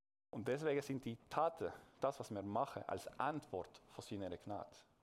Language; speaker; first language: German; non-native, fluent; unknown